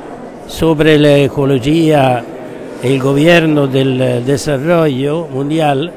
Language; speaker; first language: Spanish; non-native, fluent; Italian